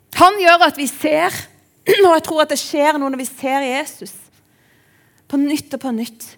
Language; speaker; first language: Norwegian; native; Norwegian